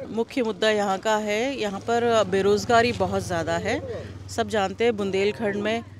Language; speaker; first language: Hindi; native; Hindi